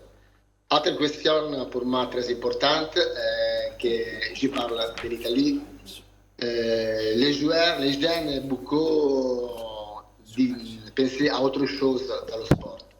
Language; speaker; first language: French; non-native, learner; Italian